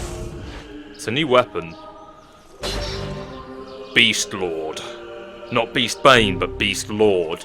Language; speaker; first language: English; native; English